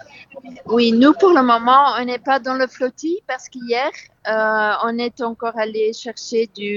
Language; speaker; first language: French; non-native, fluent; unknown